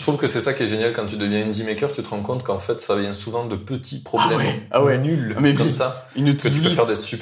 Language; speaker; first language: French; native; French